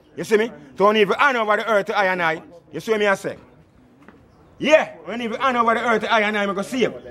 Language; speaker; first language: English; native; English